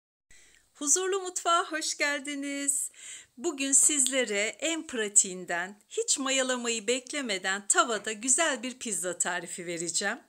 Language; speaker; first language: Turkish; native; Turkish